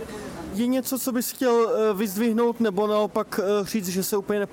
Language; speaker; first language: Czech; native; Czech